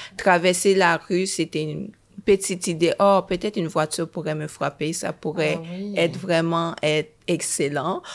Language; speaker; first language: French; early bilingual, other home language; Haitian Creole